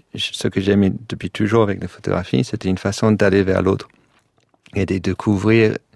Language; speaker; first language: French; non-native, fluent; English